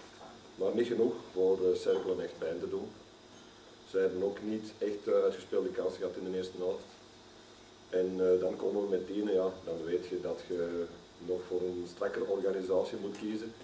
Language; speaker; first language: Dutch; native; Dutch